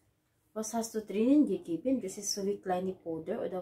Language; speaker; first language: German; non-native, learner; Filipino